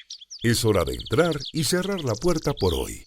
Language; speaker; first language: Spanish; native; Spanish